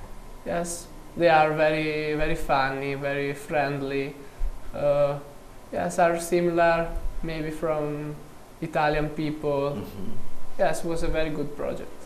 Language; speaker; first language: English; non-native, learner; Italian